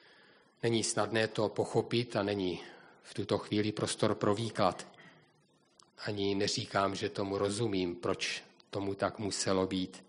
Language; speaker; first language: Czech; native; Czech